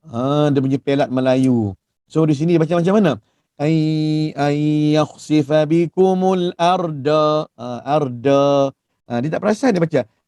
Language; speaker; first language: Malay; native; Malay